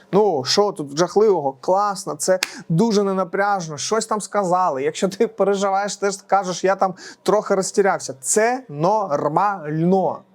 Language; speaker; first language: Ukrainian; non-native, local second language; Russian